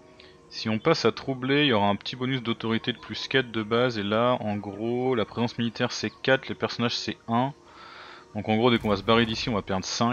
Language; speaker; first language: French; native; French